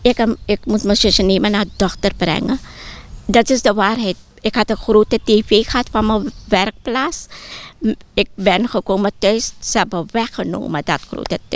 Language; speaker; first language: Dutch; non-native, local second language; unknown